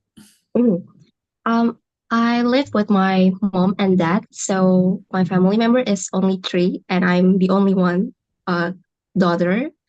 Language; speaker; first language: English; non-native, learner; Indonesian